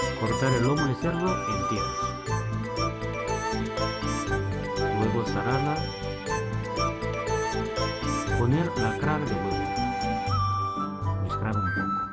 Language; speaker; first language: Spanish; non-native, fluent; Chinese